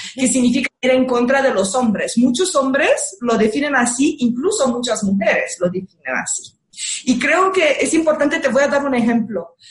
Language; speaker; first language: Spanish; non-native, fluent; Romanian